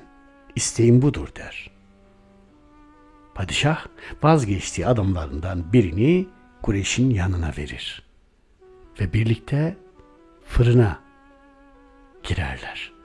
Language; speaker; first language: Turkish; native; Turkish